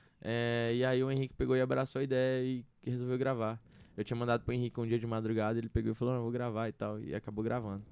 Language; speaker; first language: Portuguese; native; Portuguese